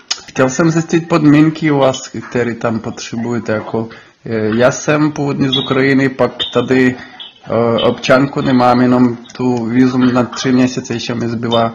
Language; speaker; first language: Czech; non-native, learner; Ukrainian